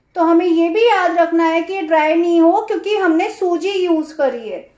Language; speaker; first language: Hindi; native; Hindi